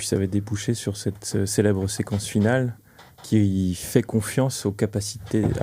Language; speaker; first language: French; native; French